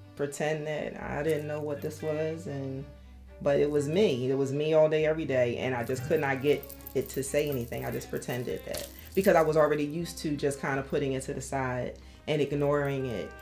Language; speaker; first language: English; native; English